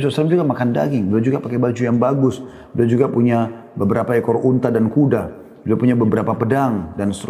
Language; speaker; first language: Indonesian; native; Indonesian